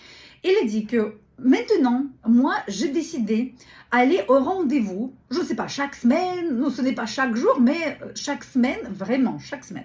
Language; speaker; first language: French; non-native, learner; Russian